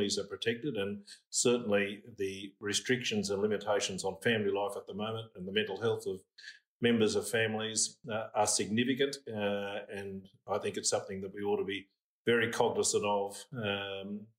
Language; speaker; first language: English; native; English